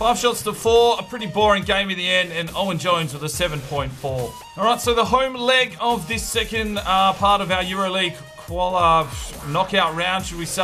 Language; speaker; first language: English; native; English